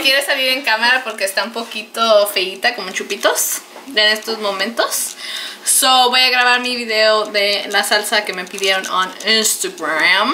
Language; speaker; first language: Spanish; early bilingual, heritage; Spanish